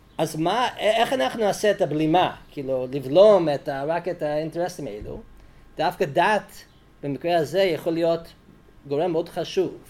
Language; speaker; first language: Hebrew; non-native, fluent; English